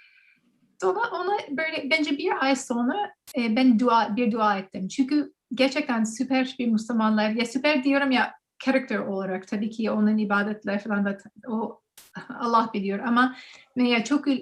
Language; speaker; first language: Turkish; non-native, learner; English